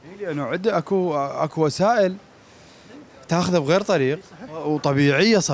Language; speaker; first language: Arabic; native; Arabic